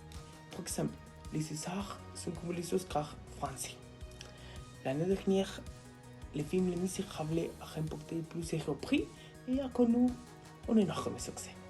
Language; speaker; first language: French; non-native, fluent; Spanish